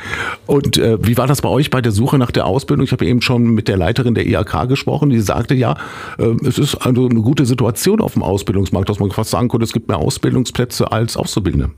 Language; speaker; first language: German; native; German